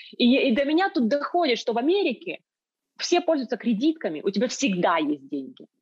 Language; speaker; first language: Russian; native; Russian